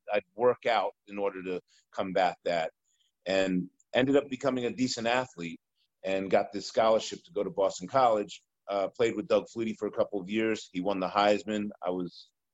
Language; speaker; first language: English; native; English